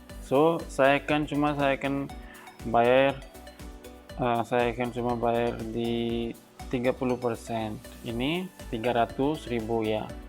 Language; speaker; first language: Indonesian; non-native, learner; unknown